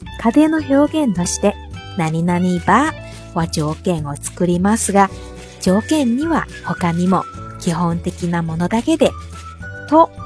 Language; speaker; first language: Japanese; non-native, fluent; Chinese